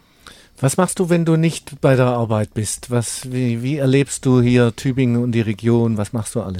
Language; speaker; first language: German; native; German